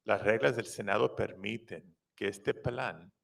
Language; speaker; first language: Spanish; early bilingual, heritage; Spanish